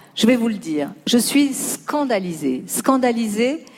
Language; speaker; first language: French; early bilingual, other home language; Spanish